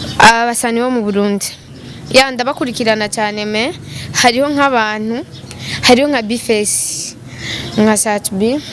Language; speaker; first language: Rundi; native; Rundi